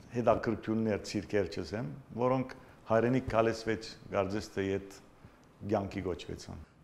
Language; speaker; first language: Armenian; native; Armenian